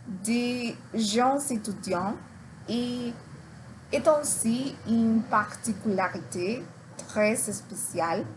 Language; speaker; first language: French; non-native, learner; Spanish